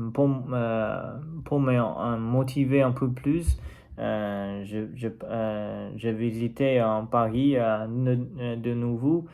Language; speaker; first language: French; non-native, learner; Chinese